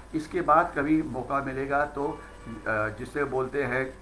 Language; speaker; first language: Hindi; non-native, local second language; Marathi